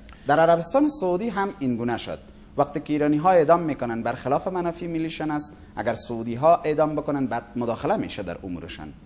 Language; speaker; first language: Persian; native; Persian